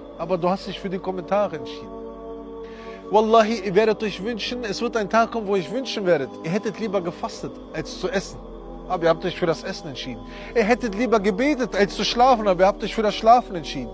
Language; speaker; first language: German; early bilingual, other home language; Romany